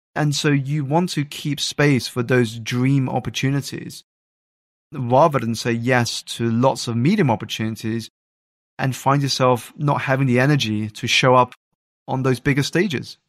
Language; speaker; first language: English; native; English